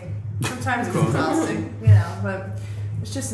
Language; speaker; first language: English; native; English